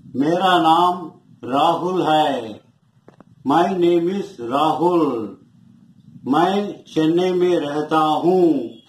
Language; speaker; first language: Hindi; non-native, local second language; Tamil